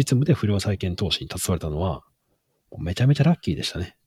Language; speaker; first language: Japanese; native; Japanese